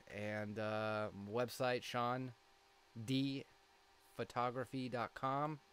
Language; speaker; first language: English; native; English